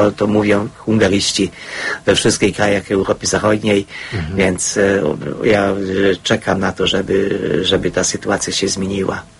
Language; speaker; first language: Polish; non-native, fluent; Hungarian